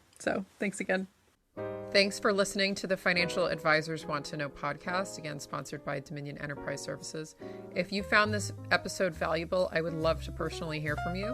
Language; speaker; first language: English; native; English